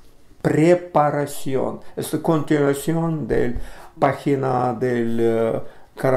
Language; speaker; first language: Spanish; non-native, learner; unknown